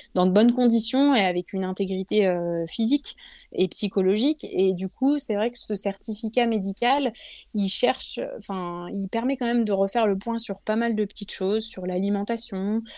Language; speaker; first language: French; native; French